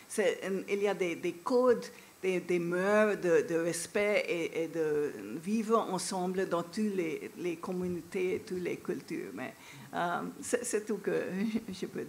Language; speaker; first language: French; non-native, fluent; English